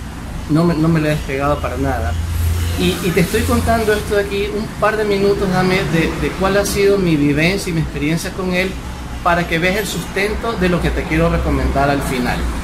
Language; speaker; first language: Spanish; native; Spanish